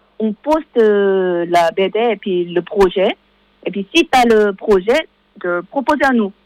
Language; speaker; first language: French; non-native, learner; Korean